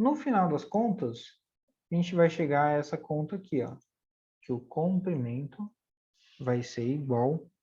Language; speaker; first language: Portuguese; native; Portuguese